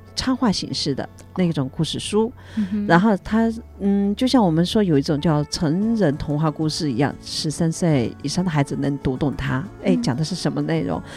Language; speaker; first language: Chinese; native; Chinese